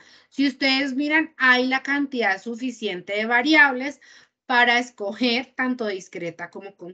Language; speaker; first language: Spanish; native; Spanish